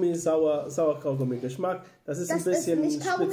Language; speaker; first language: German; non-native, learner; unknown